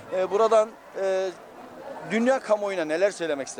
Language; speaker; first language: Turkish; native; Turkish